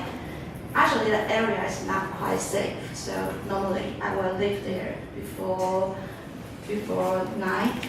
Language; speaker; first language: English; non-native, fluent; Chinese